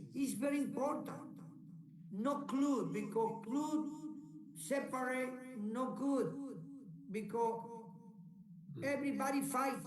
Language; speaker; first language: English; non-native, learner; Spanish